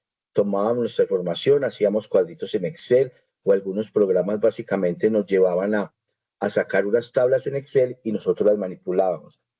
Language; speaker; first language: Spanish; native; Spanish